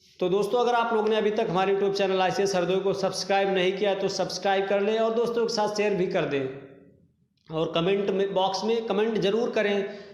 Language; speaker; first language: Hindi; native; Hindi